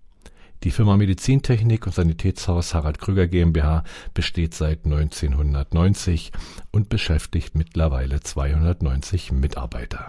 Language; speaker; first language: German; native; German